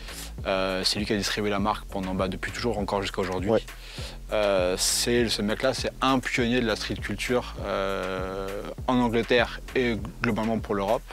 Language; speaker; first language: French; native; French